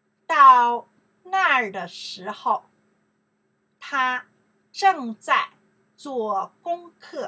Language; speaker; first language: Chinese; non-native, learner; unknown